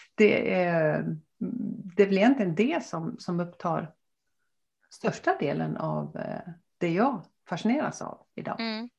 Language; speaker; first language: Swedish; native; Swedish